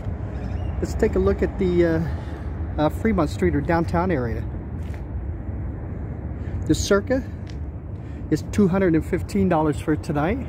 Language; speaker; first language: English; native; English